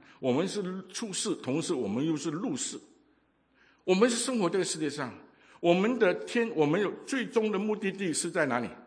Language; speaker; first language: Chinese; non-native, local second language; Cantonese